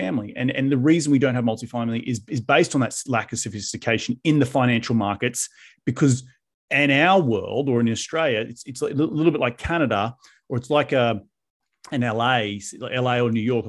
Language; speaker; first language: English; native; English